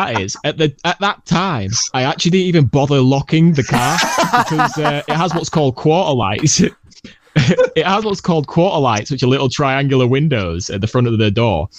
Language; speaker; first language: English; native; English